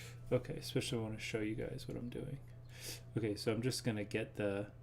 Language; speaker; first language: English; native; English